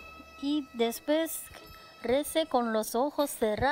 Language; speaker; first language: Spanish; non-native, learner; Japanese